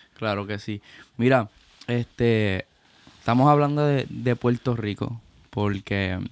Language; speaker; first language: Spanish; native; Spanish